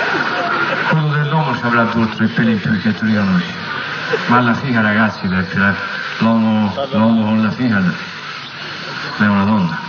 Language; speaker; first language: Italian; native; Italian